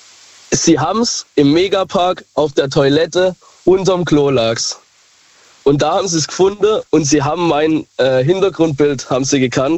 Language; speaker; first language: German; native; German